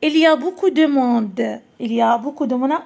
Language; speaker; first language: French; non-native, local second language; Arabic